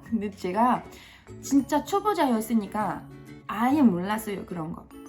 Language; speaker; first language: Korean; non-native, fluent; French